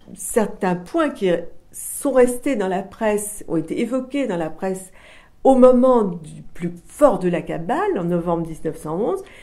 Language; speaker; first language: French; native; French